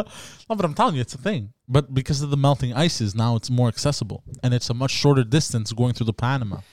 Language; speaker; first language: English; early bilingual, other home language; Greek